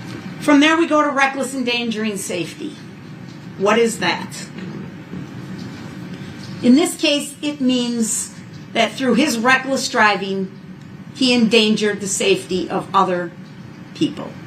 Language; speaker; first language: English; native; English